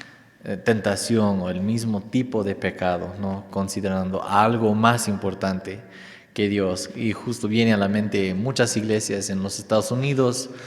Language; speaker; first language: Spanish; non-native, fluent; English